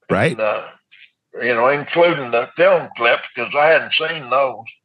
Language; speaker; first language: English; native; English